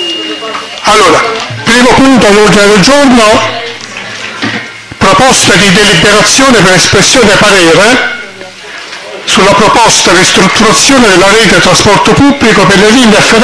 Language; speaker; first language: Italian; native; Italian